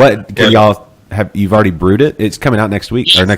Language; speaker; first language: English; native; English